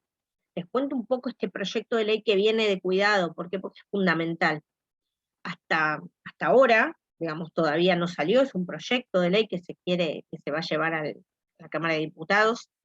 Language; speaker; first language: Spanish; native; Spanish